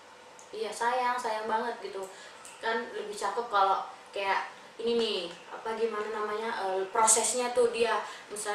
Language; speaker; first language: Indonesian; native; Indonesian